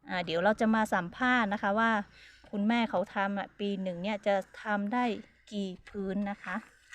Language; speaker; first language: Thai; non-native, local second language; Hmong